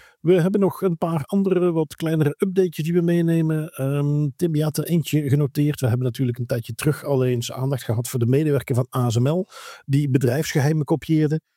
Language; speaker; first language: Dutch; native; Dutch